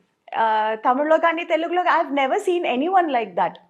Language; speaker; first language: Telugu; non-native, local second language; Tamil